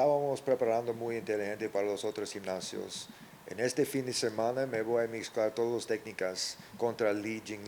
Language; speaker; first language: Spanish; non-native, learner; English